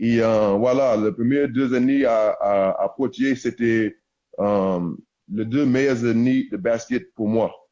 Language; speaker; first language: French; non-native, learner; English